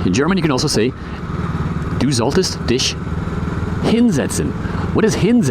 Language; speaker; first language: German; non-native, fluent; English